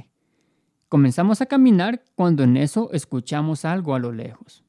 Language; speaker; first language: Spanish; native; Spanish